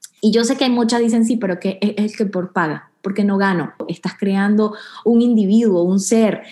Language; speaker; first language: Spanish; native; Spanish